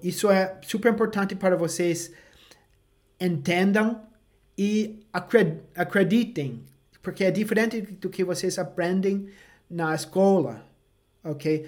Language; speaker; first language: Portuguese; non-native, fluent; English